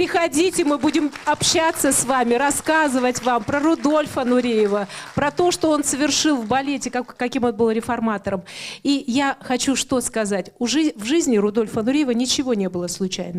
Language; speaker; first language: Russian; native; Russian